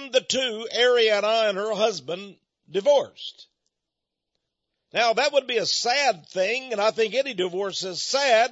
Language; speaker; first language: English; native; English